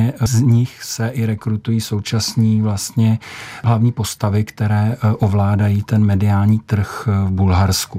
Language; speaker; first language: Czech; native; Czech